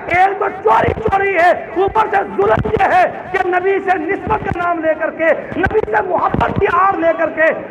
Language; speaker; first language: Urdu; non-native, local second language; Punjabi